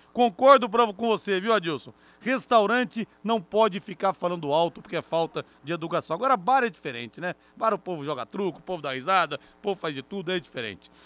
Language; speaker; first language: Portuguese; native; Portuguese